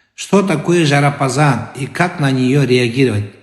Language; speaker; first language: Russian; non-native, local second language; Kazakh